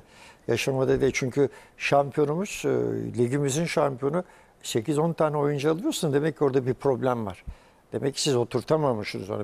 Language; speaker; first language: Turkish; native; Turkish